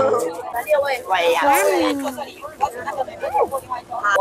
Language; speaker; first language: Chinese; non-native, fluent; Mongolian